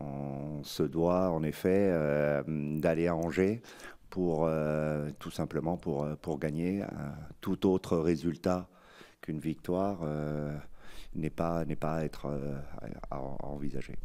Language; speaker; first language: French; native; French